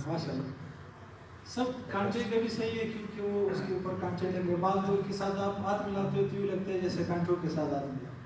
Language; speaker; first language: Urdu; non-native, local second language; Pashto